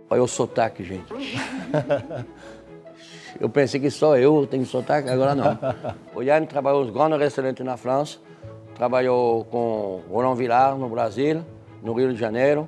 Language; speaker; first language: Portuguese; non-native, fluent; French